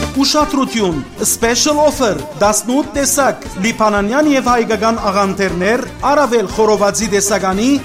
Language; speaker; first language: Armenian; native; Armenian